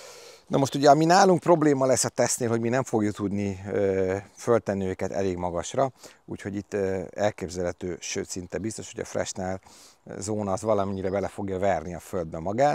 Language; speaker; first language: Hungarian; native; Hungarian